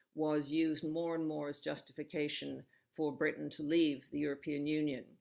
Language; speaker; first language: English; native; English